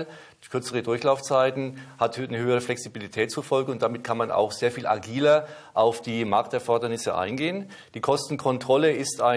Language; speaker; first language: German; native; German